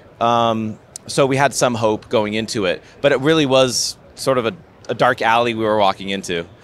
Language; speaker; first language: English; native; English